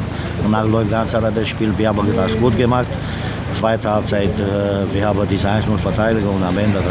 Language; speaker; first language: German; non-native, fluent; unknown